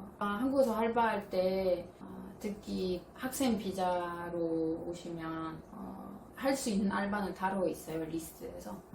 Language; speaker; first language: Korean; non-native, fluent; Italian